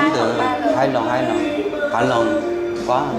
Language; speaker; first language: Vietnamese; non-native, learner; Korean